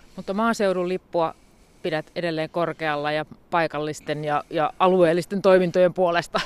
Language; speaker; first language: Finnish; native; Finnish